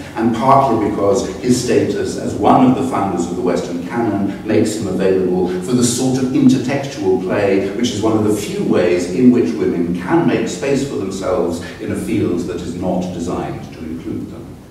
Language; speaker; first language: English; native; English